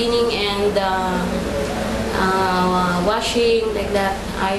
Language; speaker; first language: English; non-native, learner; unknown